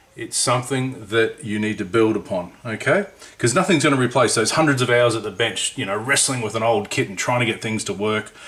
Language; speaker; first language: English; native; English